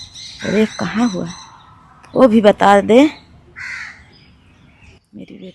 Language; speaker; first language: Hindi; native; Hindi